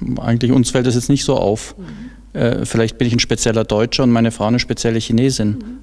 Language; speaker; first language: German; native; German